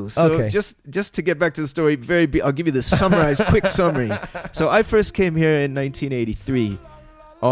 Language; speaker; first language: English; native; English